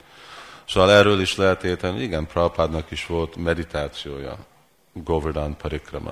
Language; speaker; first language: Hungarian; early bilingual, heritage; Hungarian